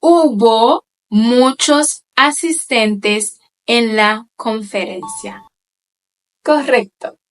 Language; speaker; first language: Spanish; non-native, fluent; Haitian Creole